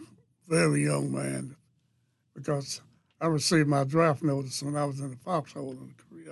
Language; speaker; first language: English; native; English